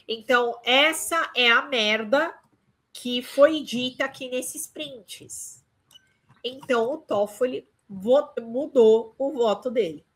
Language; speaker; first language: Portuguese; native; Portuguese